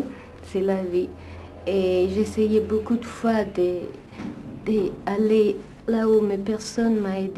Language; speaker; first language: French; non-native, fluent; Italian